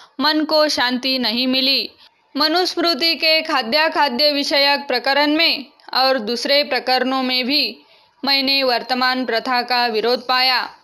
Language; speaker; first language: Hindi; non-native, local second language; Marathi